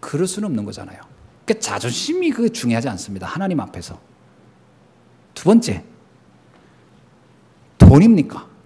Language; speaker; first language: Korean; native; Korean